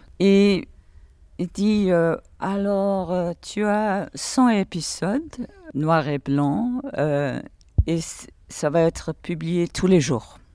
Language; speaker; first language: French; non-native, fluent; English